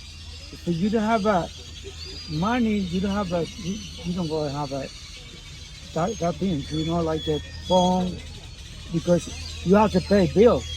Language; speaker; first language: English; non-native, learner; Spanish